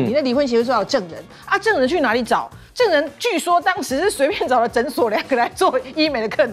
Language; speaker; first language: Chinese; native; Chinese